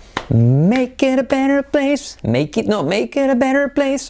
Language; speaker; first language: English; non-native, fluent; Spanish